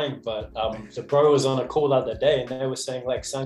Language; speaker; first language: English; native; English